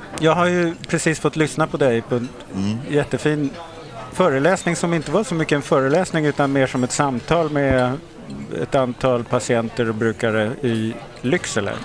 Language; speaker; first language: Swedish; native; Swedish